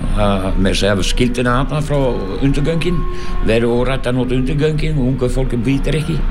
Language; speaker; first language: Icelandic; non-native, fluent; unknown